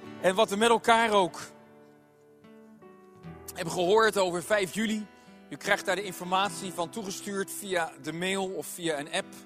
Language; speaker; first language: Dutch; native; Dutch